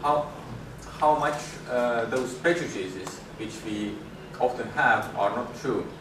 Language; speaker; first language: English; non-native, fluent; Estonian